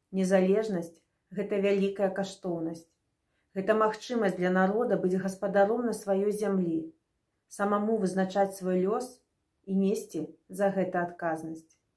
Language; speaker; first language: Belarusian; non-native, local second language; Russian